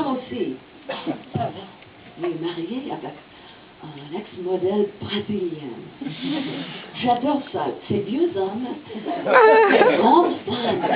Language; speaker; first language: French; non-native, fluent; English